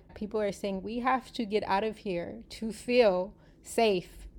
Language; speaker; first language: English; native; English